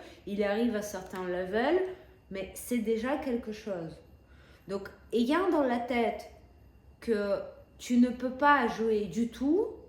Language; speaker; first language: French; non-native, fluent; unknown